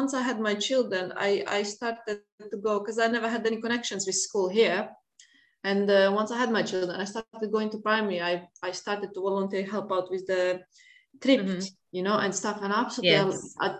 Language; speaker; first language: English; non-native, fluent; Latvian